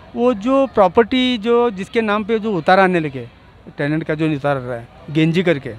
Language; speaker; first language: Hindi; non-native, local second language; Urdu